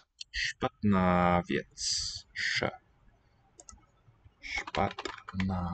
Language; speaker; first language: Czech; non-native, learner; English